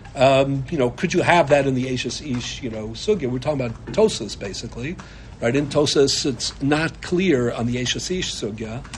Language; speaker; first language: English; native; English